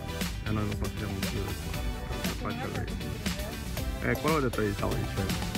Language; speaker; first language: Italian; non-native, learner; Spanish